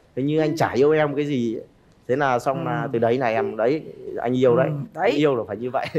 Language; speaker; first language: Vietnamese; native; Vietnamese